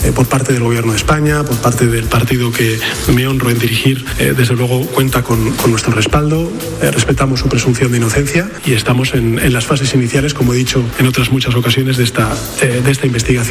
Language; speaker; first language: Spanish; native; Spanish